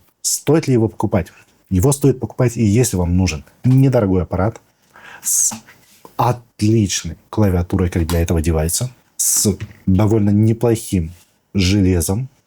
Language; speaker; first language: Russian; native; Russian